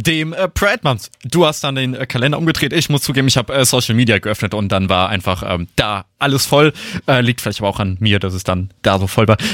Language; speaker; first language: German; native; German